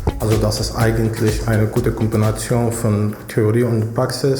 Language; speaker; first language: German; non-native, fluent; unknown